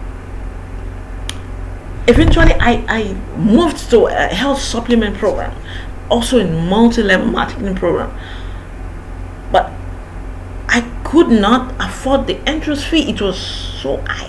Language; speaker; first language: English; non-native, local second language; Yoruba